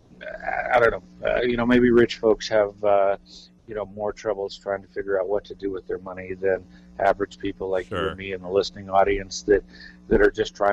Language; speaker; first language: English; native; English